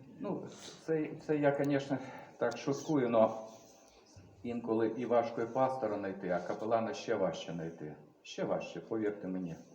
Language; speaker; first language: Ukrainian; native; Ukrainian